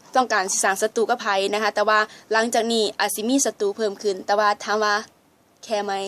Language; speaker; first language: Thai; native; Thai